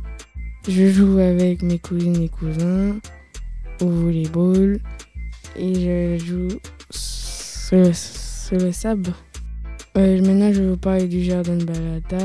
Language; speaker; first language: French; native; French